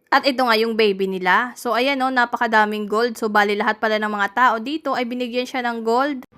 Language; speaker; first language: Filipino; native; Filipino